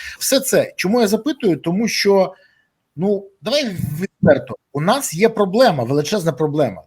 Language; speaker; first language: Ukrainian; native; Ukrainian